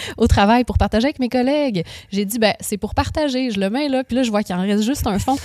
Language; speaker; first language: French; native; French